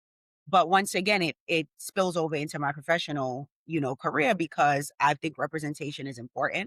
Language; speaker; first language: English; native; English